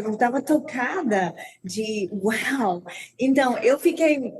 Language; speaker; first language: Portuguese; non-native, learner; English